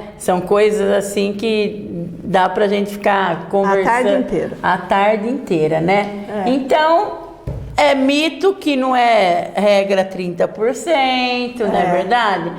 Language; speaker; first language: Portuguese; native; Portuguese